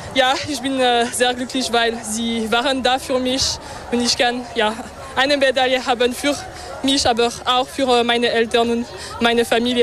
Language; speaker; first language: German; non-native, local second language; French